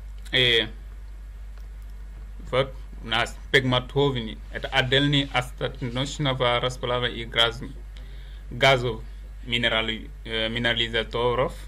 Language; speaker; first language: Russian; non-native, learner; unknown